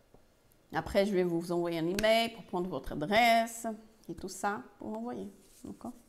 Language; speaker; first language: French; non-native, fluent; Portuguese